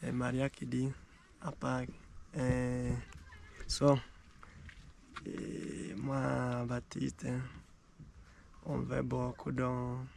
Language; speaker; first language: French; non-native, learner; Rundi